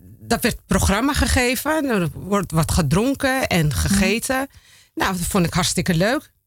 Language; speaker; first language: Dutch; early bilingual, other home language; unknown